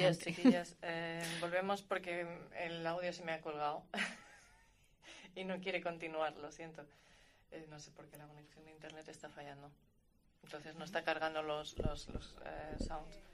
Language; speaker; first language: Spanish; native; Spanish